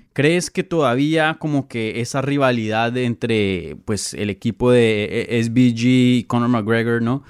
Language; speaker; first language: Spanish; native; Spanish